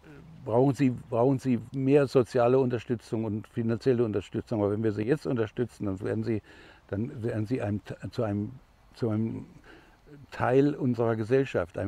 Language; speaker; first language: German; non-native, fluent; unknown